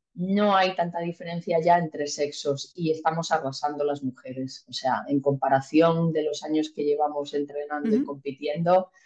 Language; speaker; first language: Spanish; native; Spanish